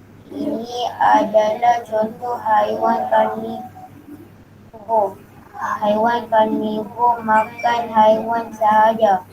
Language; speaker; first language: Malay; native; Malay